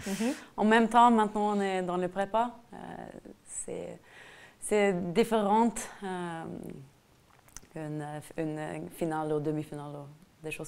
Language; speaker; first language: French; non-native, fluent; Norwegian